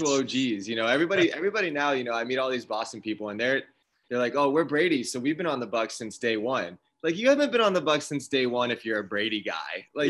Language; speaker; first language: English; native; English